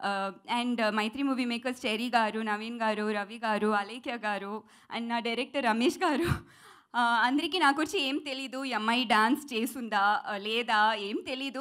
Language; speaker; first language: Telugu; non-native, learner; Tamil